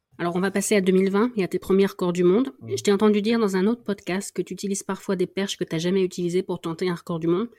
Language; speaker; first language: French; native; French